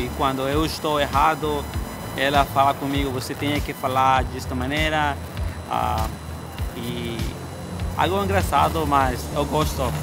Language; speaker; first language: Portuguese; non-native, learner; English